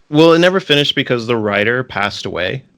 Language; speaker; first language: English; native; English